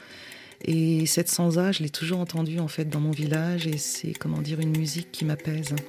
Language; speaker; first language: French; native; French